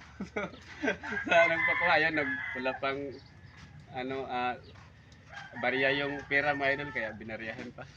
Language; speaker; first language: Filipino; native; Filipino